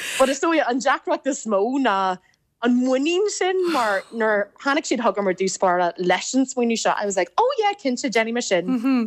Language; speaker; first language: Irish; non-native, local second language; English